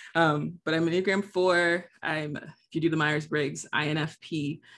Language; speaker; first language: English; early bilingual, other home language; Haitian Creole